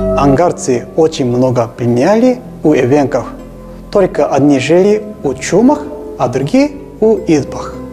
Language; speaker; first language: Russian; non-native, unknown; Japanese